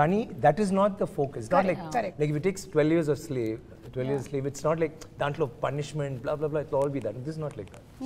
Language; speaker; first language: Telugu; non-native, learner; Tamil